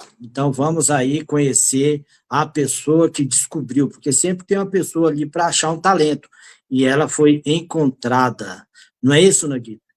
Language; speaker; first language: Portuguese; native; Portuguese